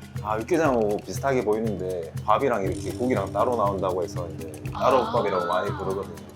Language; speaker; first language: Korean; native; Korean